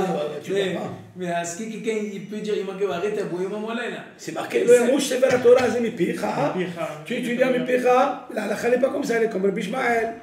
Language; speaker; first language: French; native; French